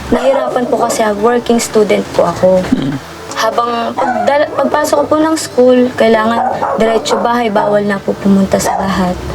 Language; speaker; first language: Filipino; native; Filipino